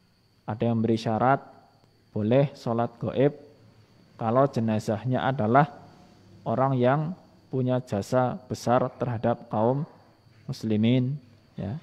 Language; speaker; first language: Indonesian; non-native, local second language; Javanese